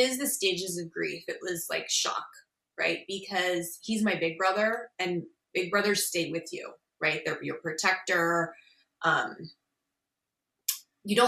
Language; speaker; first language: English; native; English